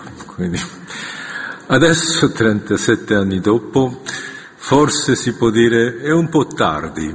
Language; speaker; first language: Italian; non-native, fluent; Korean